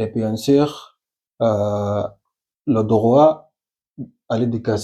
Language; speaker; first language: French; non-native, learner; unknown